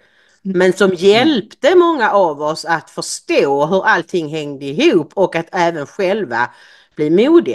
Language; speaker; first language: Swedish; native; Swedish